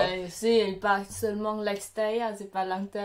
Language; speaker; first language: French; non-native, learner; Khmer